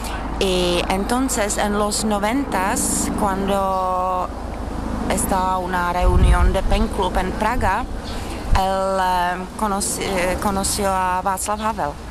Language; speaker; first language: Spanish; non-native, fluent; Czech